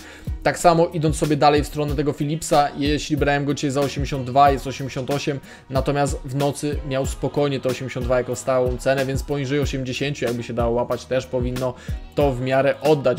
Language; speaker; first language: Polish; native; Polish